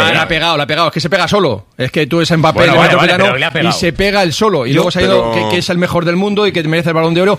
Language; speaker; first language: Spanish; native; Spanish